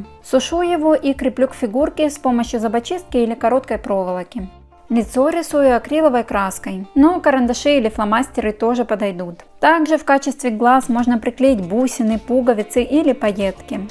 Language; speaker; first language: Russian; native; Russian